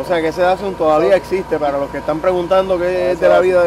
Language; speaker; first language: Spanish; native; Spanish